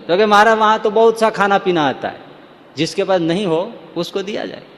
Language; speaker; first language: Hindi; non-native, local second language; Gujarati